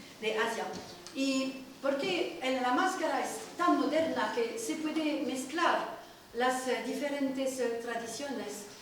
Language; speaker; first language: Spanish; non-native, learner; French